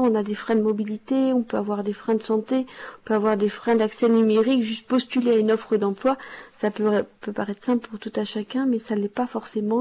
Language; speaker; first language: French; native; French